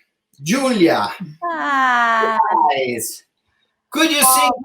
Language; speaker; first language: English; non-native, learner; Italian